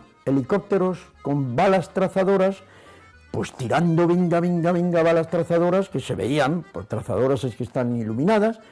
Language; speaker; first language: Spanish; native; Spanish